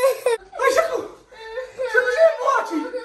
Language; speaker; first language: Arabic; native; Arabic